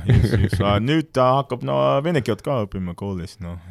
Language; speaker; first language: Estonian; non-native, fluent; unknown